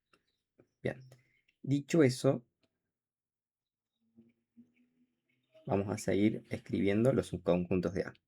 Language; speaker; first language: Spanish; native; Spanish